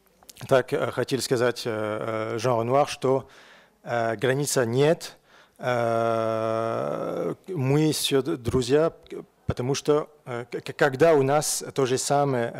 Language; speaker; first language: Russian; non-native, learner; French